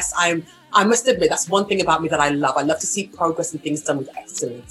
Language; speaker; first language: English; native; English